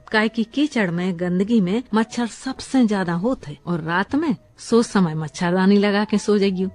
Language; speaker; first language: Hindi; native; Hindi